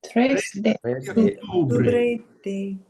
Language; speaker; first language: Spanish; non-native, learner; English